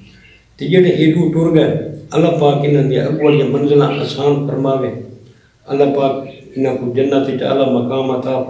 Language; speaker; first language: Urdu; non-native, local second language; Saraiki